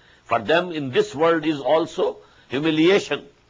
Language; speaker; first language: English; non-native, local second language; Urdu